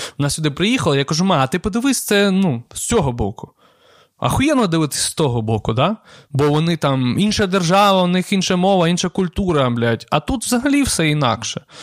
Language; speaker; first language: Ukrainian; non-native, local second language; Russian